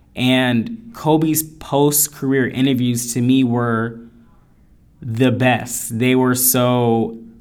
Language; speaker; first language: English; native; English